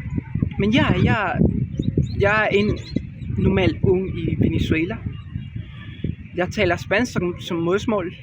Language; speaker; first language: Danish; non-native, learner; Spanish